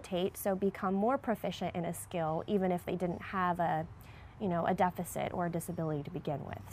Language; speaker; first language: English; native; English